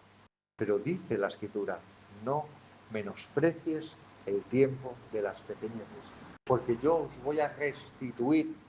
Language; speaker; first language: Spanish; native; Spanish